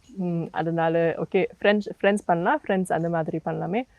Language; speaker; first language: Tamil; non-native, learner; German